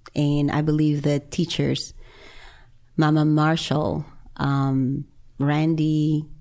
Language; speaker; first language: English; non-native, fluent; Spanish